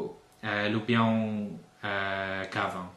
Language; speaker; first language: Polish; non-native, learner; English